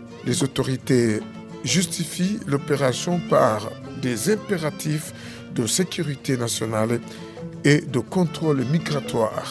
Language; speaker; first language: French; non-native, local second language; Rundi